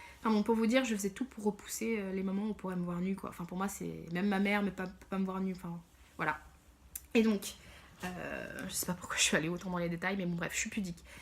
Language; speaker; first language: French; early bilingual, other home language; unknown